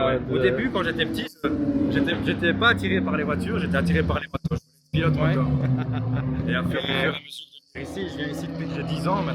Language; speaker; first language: French; native; French